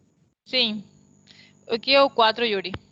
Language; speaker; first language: Portuguese; non-native, fluent; Spanish